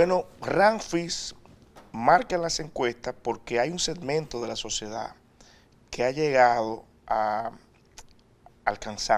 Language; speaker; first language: Spanish; native; Spanish